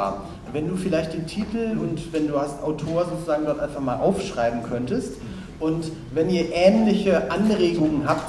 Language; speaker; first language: German; native; German